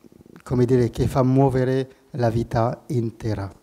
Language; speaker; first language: Italian; non-native, fluent; French